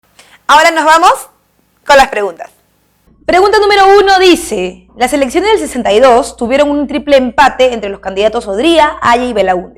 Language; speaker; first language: Spanish; native; Spanish